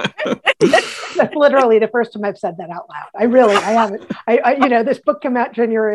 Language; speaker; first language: English; native; English